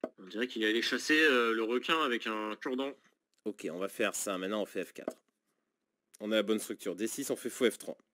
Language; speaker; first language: French; native; French